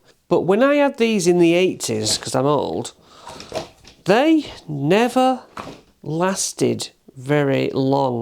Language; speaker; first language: English; native; English